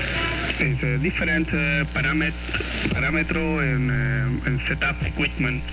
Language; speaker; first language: English; non-native, learner; Spanish